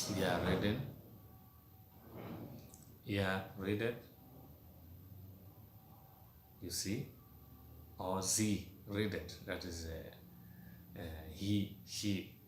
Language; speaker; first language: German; non-native, fluent; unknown